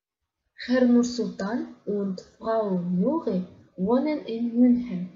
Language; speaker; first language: German; non-native, fluent; Kyrgyz